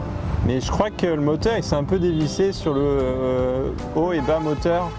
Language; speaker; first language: French; native; French